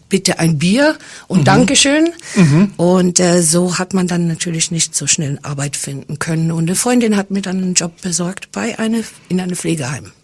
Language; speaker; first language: German; non-native, fluent; English